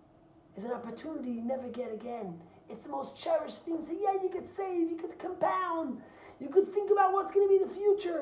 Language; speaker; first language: English; native; English